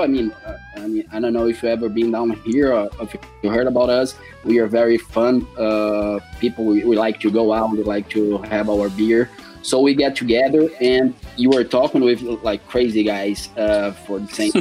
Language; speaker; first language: English; non-native, fluent; Portuguese